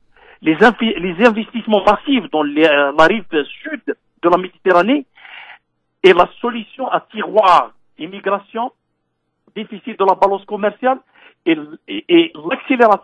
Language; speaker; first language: French; non-native, local second language; Kabyle